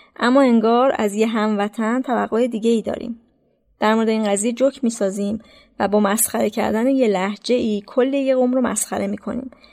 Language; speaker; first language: Persian; native; Persian